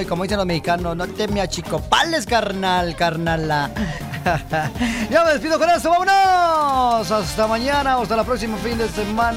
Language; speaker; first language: Spanish; native; Spanish